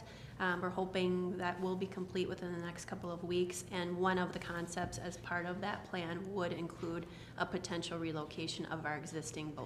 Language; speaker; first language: English; native; English